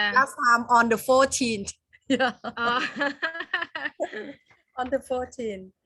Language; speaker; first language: English; non-native, learner; Thai